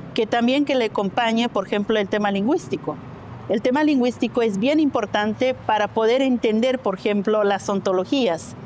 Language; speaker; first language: Spanish; native; Spanish